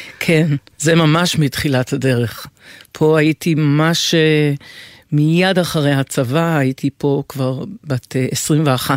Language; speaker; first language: Hebrew; early bilingual, other home language; English